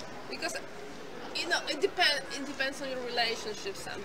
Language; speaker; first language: English; non-native, fluent; Polish